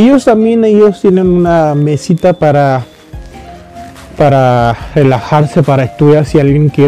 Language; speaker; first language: Spanish; non-native, fluent; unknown